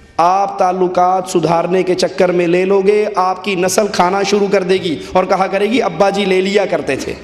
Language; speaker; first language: Urdu; non-native, local second language; Punjabi